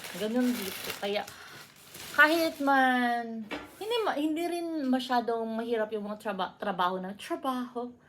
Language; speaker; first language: Filipino; non-native, local second language; Cebuano